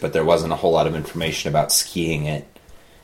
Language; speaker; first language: English; native; English